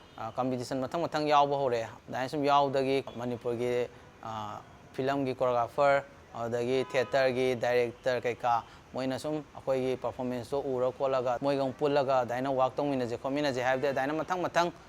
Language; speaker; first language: Manipuri; native; Manipuri